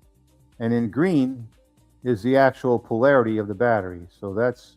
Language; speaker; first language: English; native; English